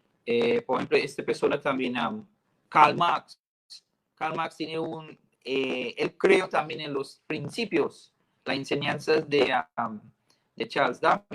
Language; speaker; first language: Spanish; non-native, fluent; English